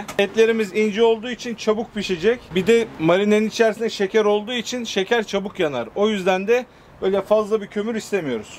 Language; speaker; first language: Turkish; native; Turkish